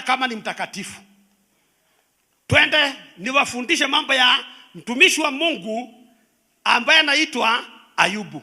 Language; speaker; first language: Swahili; non-native, local second language; Kikuyu